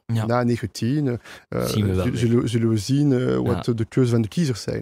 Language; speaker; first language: Dutch; non-native, local second language; French